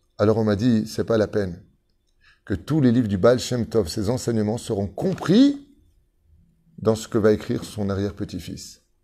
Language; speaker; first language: French; native; French